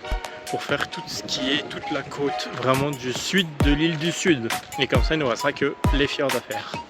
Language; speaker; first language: French; native; French